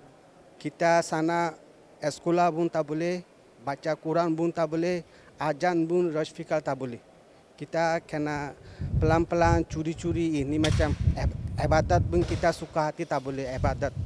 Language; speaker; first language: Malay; non-native, learner; Rohingya